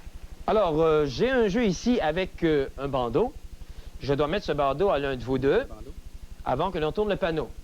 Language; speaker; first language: French; native; French